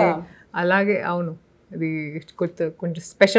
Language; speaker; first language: Telugu; non-native, local second language; Hindi